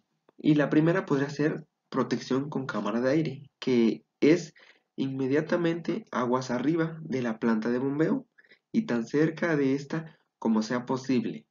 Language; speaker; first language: Spanish; native; Spanish